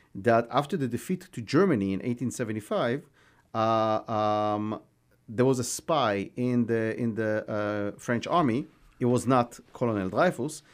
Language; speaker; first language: English; non-native, fluent; Hebrew